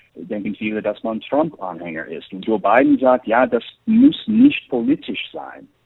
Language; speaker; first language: German; non-native, fluent; English